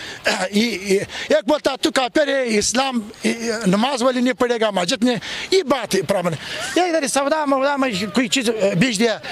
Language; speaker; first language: Hindi; non-native, learner; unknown